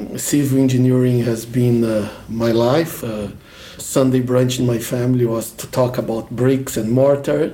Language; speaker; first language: English; non-native, fluent; Portuguese